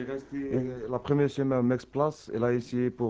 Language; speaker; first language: French; non-native, learner; Arabic